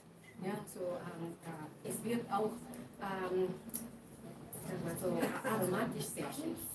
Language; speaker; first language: German; non-native, fluent; Japanese